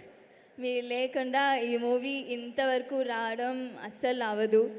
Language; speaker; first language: Telugu; non-native, local second language; Tamil